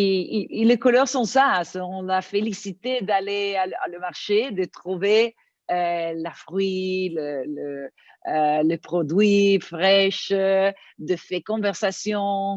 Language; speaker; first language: French; non-native, learner; Italian